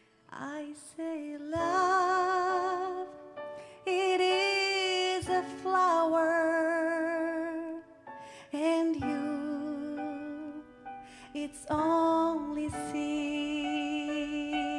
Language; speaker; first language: English; non-native, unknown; Japanese